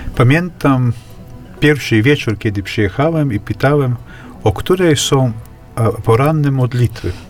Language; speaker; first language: Polish; non-native, fluent; Latvian